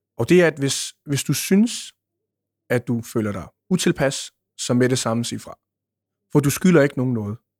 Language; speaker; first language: Danish; early bilingual, other home language; Punjabi